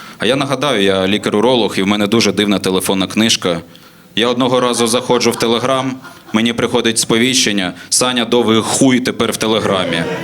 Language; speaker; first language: Ukrainian; non-native, local second language; Russian